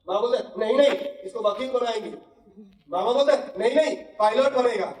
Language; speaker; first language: Hindi; non-native, local second language; Bangla